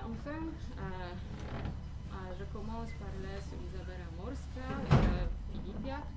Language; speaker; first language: French; non-native, fluent; Polish